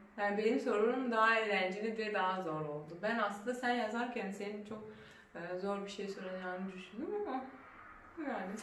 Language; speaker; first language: Turkish; non-native, learner; Serbian